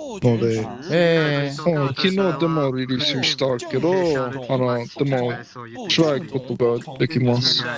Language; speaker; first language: Japanese; non-native, learner; English